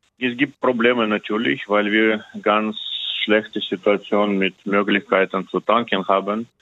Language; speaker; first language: German; non-native, fluent; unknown